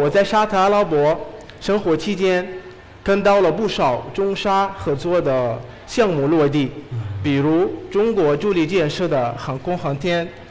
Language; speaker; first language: Chinese; non-native, fluent; Arabic